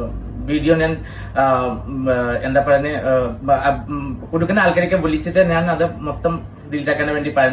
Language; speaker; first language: Malayalam; non-native, fluent; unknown